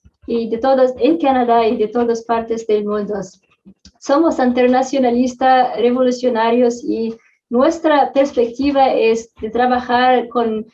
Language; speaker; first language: Spanish; non-native, fluent; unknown